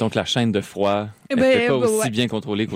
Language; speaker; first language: French; native; French